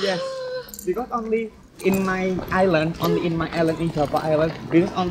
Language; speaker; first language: English; non-native, learner; Indonesian